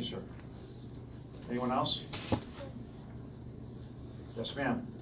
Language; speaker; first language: English; native; English